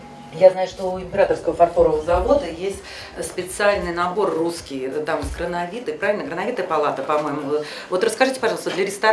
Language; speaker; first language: Russian; native; Russian